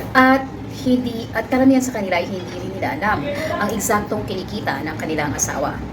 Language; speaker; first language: Filipino; native; Filipino